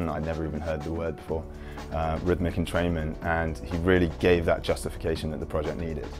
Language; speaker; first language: English; native; English